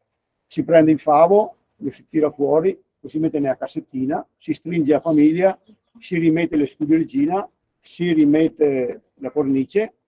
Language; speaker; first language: Italian; native; Italian